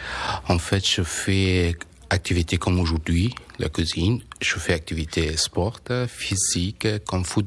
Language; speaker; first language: French; non-native, learner; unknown